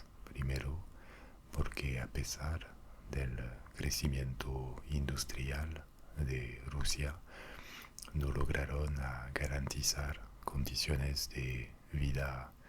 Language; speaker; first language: Spanish; non-native, fluent; French